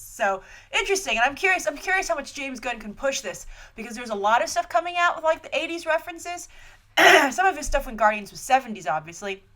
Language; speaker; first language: English; native; English